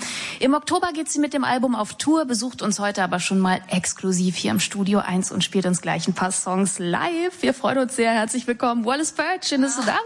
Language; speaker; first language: German; native; German